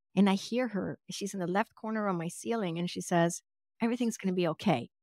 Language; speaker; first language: English; non-native, fluent; Swedish